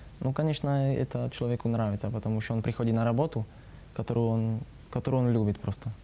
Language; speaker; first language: Russian; non-native, learner; Slovak